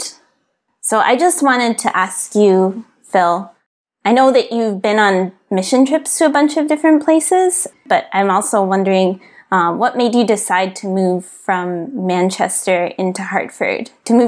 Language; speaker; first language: English; native; English